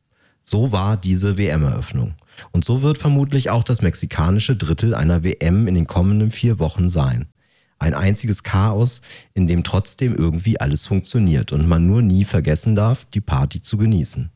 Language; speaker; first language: German; native; German